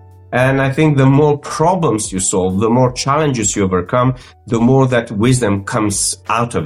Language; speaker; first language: English; non-native, fluent; Macedonian